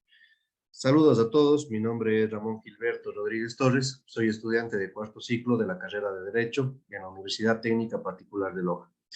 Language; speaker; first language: Spanish; native; Spanish